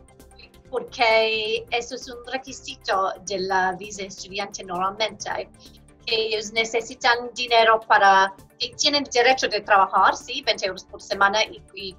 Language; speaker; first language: Spanish; non-native, fluent; English